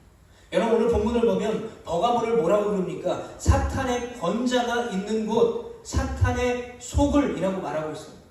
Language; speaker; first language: Korean; native; Korean